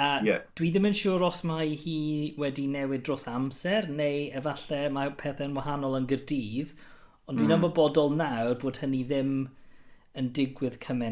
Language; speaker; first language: Welsh; non-native, local second language; English